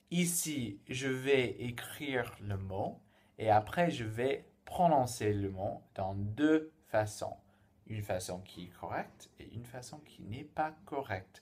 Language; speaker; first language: French; non-native, fluent; English